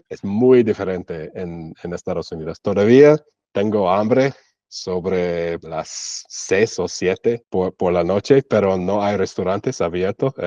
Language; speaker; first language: Spanish; non-native, learner; English